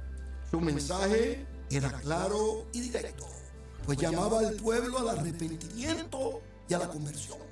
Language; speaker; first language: Spanish; native; Spanish